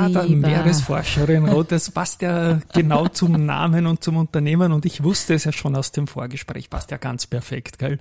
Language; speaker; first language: German; native; German